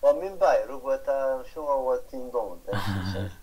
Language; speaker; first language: Chinese; non-native, learner; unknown